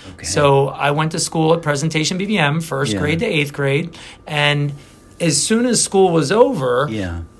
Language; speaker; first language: English; native; English